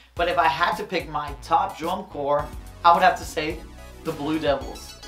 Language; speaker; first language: English; native; English